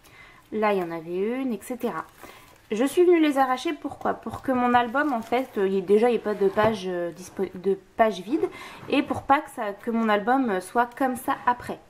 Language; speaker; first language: French; native; French